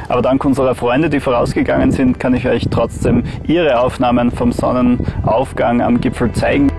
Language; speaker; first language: German; native; German